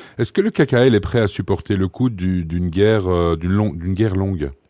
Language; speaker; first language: French; native; French